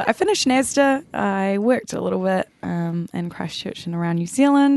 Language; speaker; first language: English; native; English